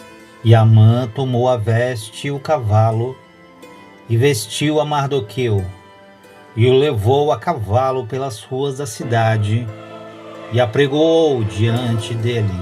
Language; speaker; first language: Portuguese; native; Portuguese